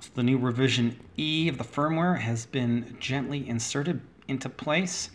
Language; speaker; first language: English; native; English